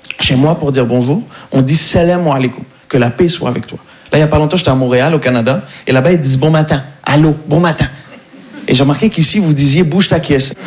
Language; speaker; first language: French; native; French